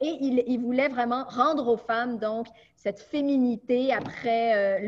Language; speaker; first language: French; native; French